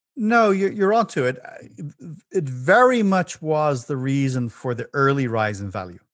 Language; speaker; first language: English; native; English